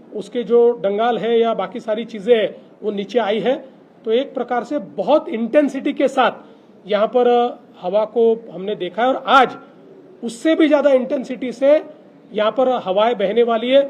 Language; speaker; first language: Hindi; non-native, local second language; Marathi